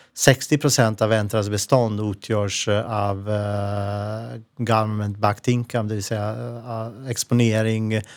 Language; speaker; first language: Swedish; non-native, fluent; Serbian